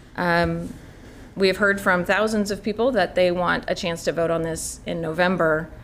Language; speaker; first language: English; native; English